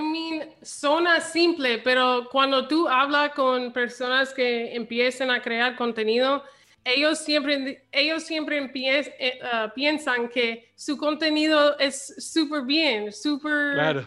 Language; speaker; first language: Spanish; early bilingual, heritage; English